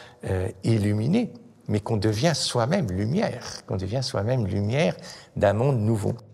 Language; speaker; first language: French; native; French